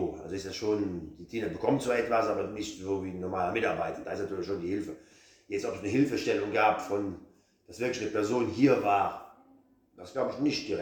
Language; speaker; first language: German; native; German